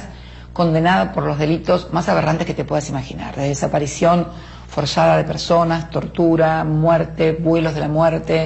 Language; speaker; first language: Spanish; native; Spanish